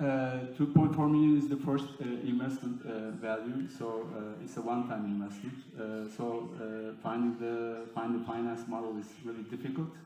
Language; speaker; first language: English; non-native, fluent; Turkish